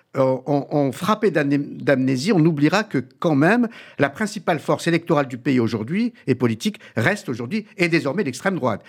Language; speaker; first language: French; native; French